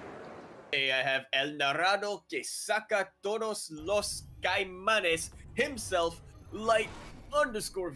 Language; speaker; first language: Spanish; non-native, learner; English